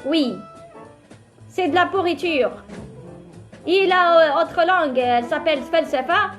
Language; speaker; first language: French; non-native, local second language; Arabic